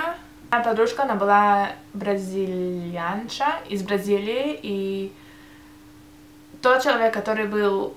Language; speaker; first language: Russian; early bilingual, heritage; Russian